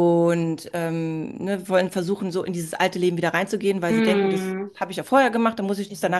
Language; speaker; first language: German; native; German